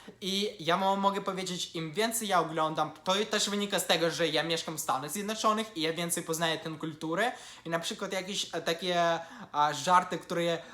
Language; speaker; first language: Polish; non-native, fluent; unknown